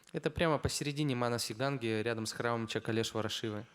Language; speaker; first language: Russian; native; Russian